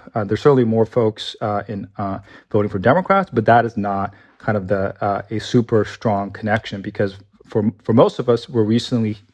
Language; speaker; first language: English; early bilingual, other home language; Chinese